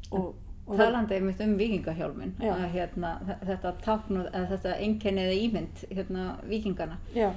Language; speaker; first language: Icelandic; native; Icelandic